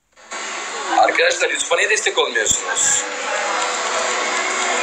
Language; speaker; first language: Turkish; native; Turkish